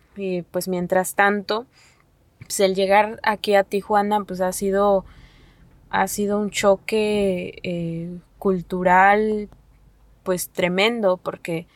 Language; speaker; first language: Spanish; non-native, local second language; Nahuatl languages